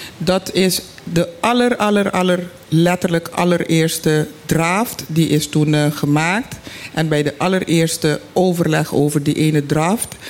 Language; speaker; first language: Dutch; non-native, local second language; Papiamento